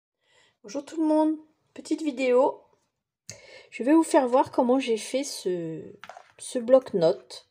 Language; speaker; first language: French; native; French